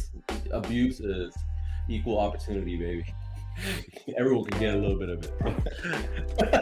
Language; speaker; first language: English; native; English